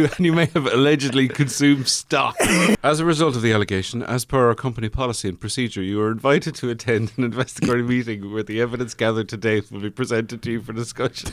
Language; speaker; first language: English; native; English